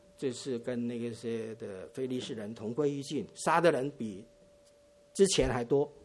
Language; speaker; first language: Chinese; non-native, local second language; Cantonese